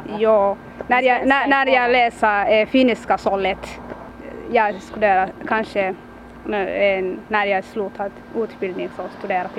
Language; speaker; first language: Swedish; non-native, learner; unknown